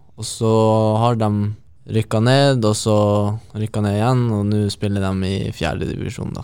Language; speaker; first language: Norwegian; native; Norwegian